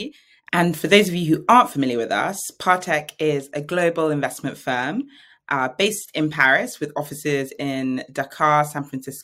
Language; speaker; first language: English; native; English